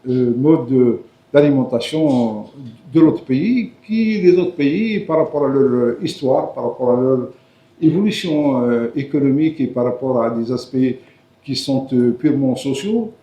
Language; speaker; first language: French; non-native, local second language; Arabic